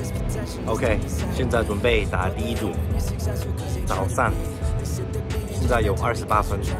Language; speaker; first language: Chinese; early bilingual, heritage; English